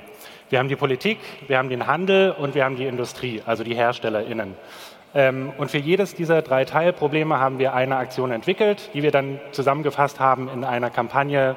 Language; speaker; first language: German; native; German